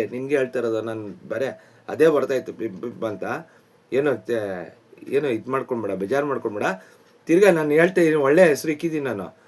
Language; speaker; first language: Kannada; non-native, local second language; Urdu